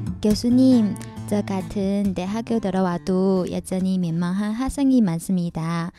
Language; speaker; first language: Korean; non-native, fluent; Chinese